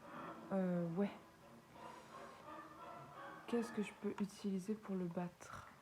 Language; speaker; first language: French; native; French